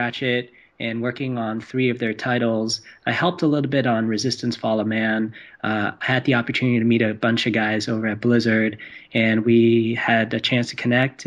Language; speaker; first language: English; non-native, local second language; Cantonese